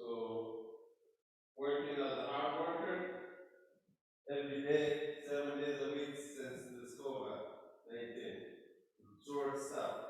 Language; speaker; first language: English; non-native, local second language; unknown